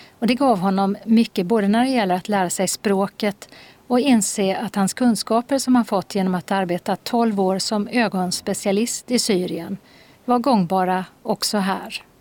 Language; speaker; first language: Swedish; native; Swedish